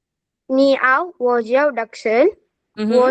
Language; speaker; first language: Chinese; non-native, learner; Tamil